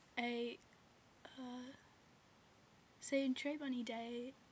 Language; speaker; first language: French; non-native, learner; English